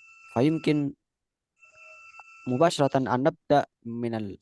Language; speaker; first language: Arabic; non-native, fluent; Indonesian